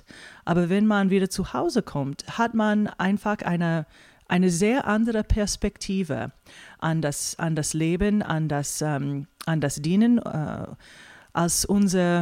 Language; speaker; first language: German; non-native, fluent; English